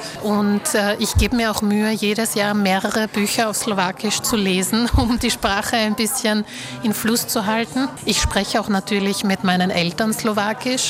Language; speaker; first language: German; early bilingual, other home language; Slovak